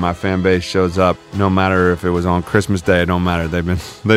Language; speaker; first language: English; native; English